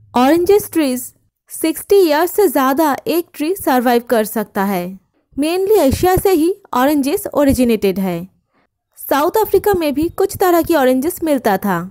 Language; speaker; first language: Hindi; non-native, local second language; Bangla